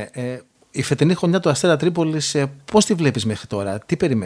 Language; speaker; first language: Greek; native; Greek